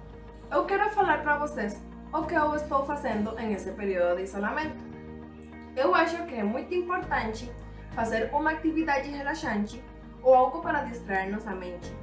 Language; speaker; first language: Portuguese; non-native, learner; Spanish